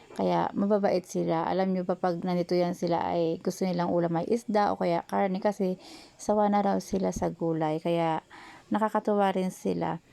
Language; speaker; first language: Filipino; native; Filipino